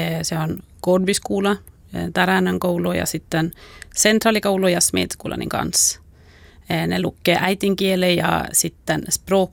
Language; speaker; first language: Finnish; non-native, local second language; Swedish